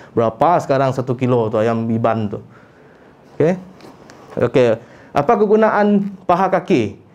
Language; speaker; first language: Malay; non-native, local second language; Iban